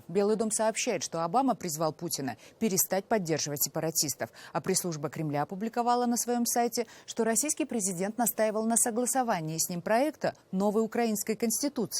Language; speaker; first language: Russian; native; Russian